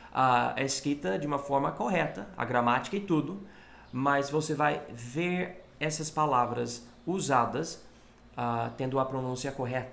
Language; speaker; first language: Portuguese; non-native, fluent; English